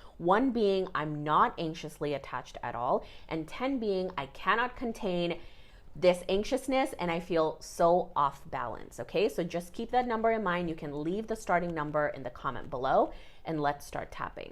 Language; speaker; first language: English; native; English